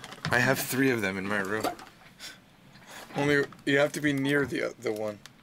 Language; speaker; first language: English; native; English